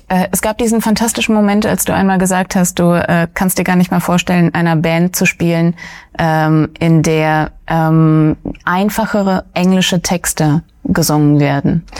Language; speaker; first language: German; early bilingual, other home language; Russian